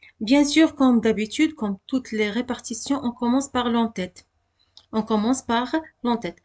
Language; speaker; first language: French; non-native, local second language; Arabic